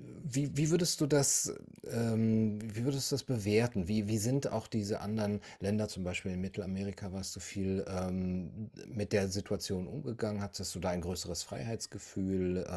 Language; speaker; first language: German; native; German